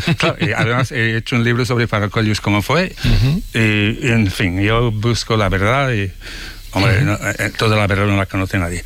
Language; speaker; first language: Spanish; non-native, fluent; English